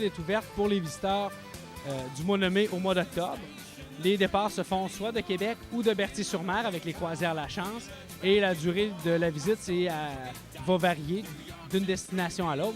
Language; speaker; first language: French; native; French